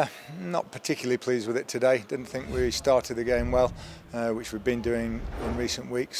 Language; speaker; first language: English; native; English